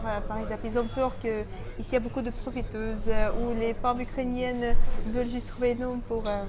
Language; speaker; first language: French; non-native, fluent; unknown